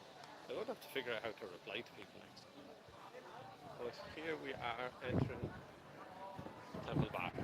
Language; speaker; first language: English; native; English